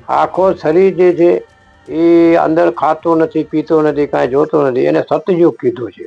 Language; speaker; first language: Gujarati; non-native, local second language; Kachhi